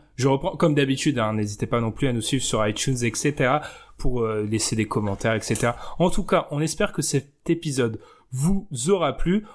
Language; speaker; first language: French; native; French